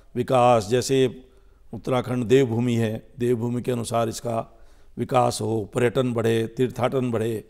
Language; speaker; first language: Hindi; native; Hindi